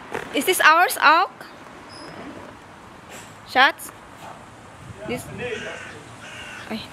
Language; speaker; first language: English; non-native, learner; Filipino